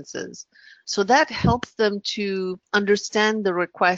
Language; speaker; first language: English; non-native, local second language; French